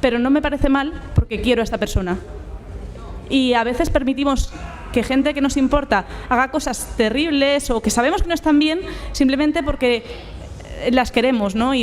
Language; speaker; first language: Spanish; native; Spanish